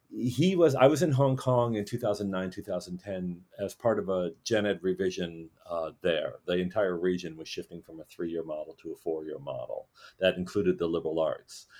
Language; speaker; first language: English; native; English